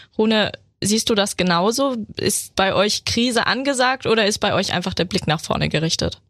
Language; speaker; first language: German; native; German